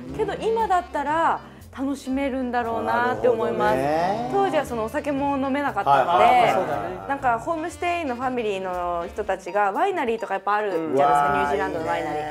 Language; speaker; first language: Japanese; native; Japanese